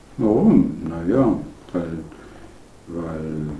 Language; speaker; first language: German; native; German